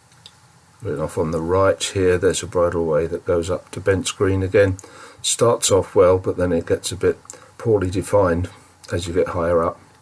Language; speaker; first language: English; native; English